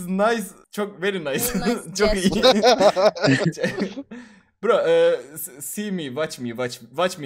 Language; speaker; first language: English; non-native, learner; Turkish